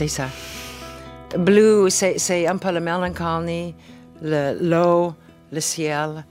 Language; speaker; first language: French; non-native, fluent; English